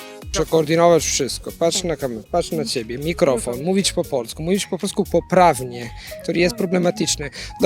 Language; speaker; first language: Polish; non-native, fluent; Italian